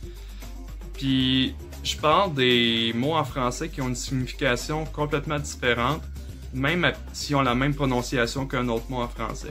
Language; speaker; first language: French; native; French